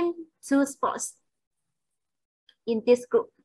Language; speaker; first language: English; non-native, fluent; Vietnamese